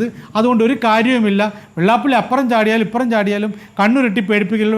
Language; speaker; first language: Malayalam; native; Malayalam